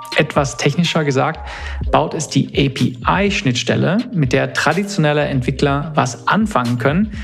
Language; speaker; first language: German; native; German